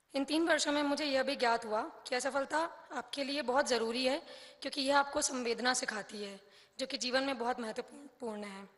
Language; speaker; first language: Hindi; native; Hindi